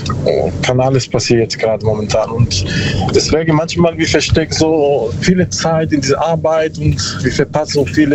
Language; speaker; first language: German; non-native, learner; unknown